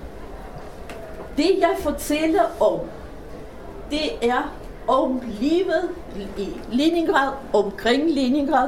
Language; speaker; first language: Danish; non-native, fluent; Russian